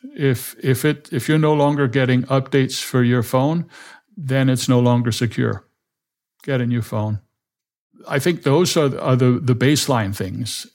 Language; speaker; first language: English; non-native, fluent; Danish